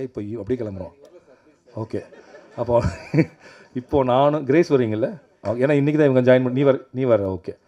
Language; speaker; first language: Tamil; native; Tamil